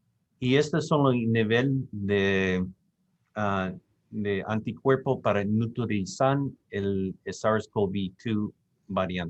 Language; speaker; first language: Spanish; non-native, fluent; English